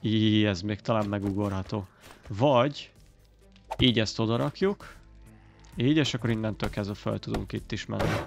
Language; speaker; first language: Hungarian; native; Hungarian